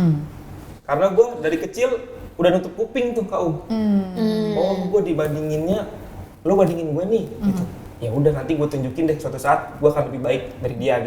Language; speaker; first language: Indonesian; native; Indonesian